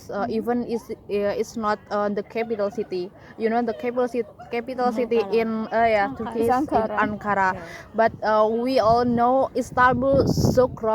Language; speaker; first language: English; non-native, learner; Indonesian